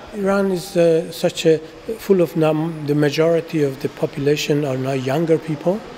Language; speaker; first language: English; non-native, fluent; Persian